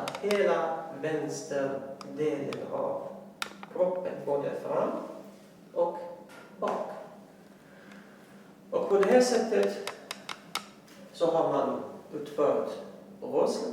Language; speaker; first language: Swedish; non-native, fluent; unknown